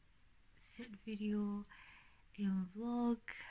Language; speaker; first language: French; non-native, learner; English